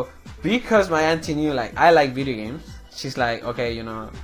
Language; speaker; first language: English; non-native, fluent; Spanish